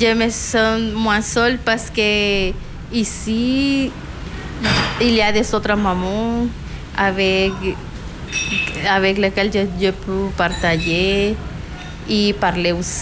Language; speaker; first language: French; non-native, learner; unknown